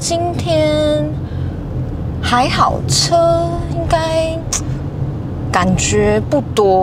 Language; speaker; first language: Chinese; native; Chinese